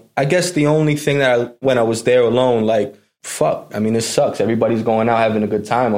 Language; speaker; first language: English; native; English